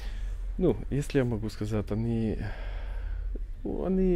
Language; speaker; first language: Russian; non-native, learner; Albanian